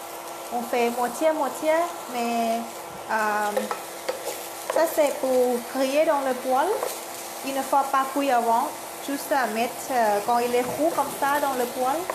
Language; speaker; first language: French; non-native, learner; Thai